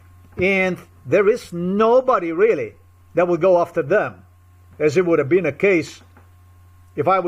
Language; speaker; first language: English; non-native, fluent; Slovenian